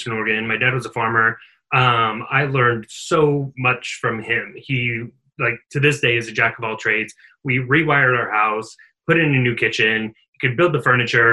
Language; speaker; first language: English; native; English